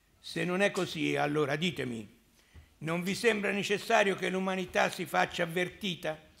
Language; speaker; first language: Italian; native; Italian